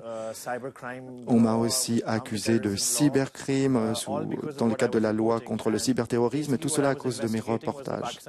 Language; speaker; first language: French; non-native, fluent; Urdu